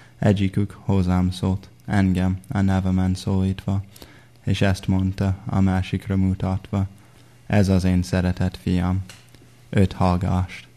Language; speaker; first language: Hungarian; non-native, fluent; English